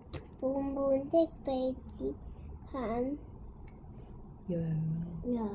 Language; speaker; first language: Chinese; non-native, local second language; Cantonese